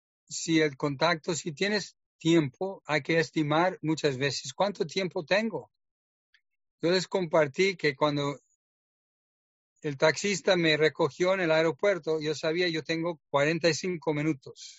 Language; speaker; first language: Spanish; non-native, fluent; English